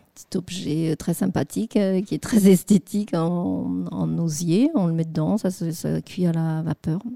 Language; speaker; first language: French; non-native, fluent; Vietnamese